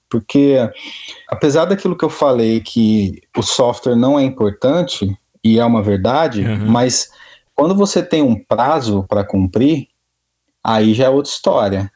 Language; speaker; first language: Portuguese; native; Portuguese